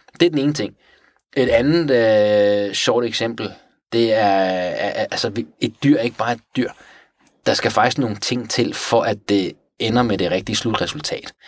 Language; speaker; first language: Danish; early bilingual, other home language; Persian